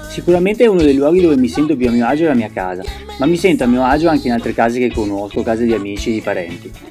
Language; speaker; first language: Italian; early bilingual, other home language; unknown